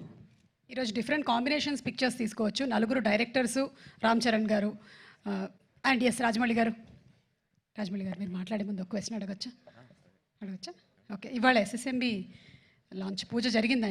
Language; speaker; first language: Telugu; native; Telugu